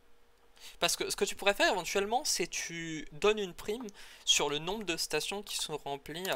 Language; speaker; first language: French; native; French